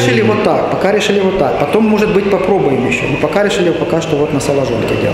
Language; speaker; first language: Russian; native; Russian